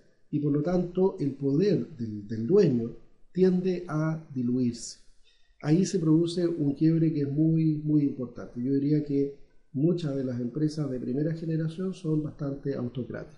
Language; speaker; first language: Spanish; native; Spanish